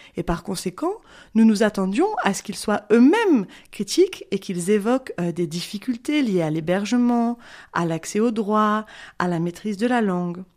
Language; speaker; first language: French; native; French